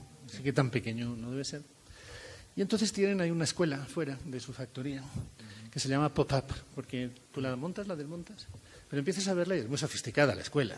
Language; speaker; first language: Spanish; native; Spanish